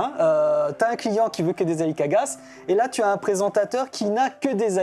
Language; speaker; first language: French; native; French